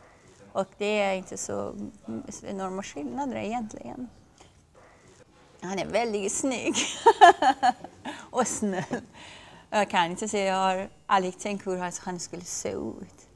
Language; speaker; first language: Swedish; non-native, fluent; Persian